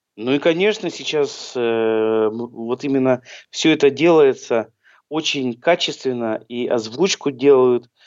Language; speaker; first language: Russian; native; Russian